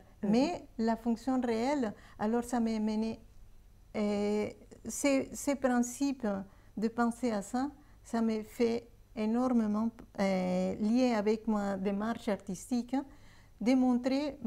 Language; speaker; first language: French; non-native, fluent; Spanish